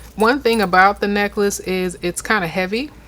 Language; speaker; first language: English; native; English